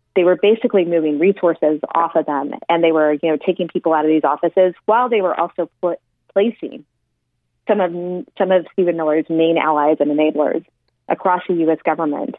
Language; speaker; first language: English; native; English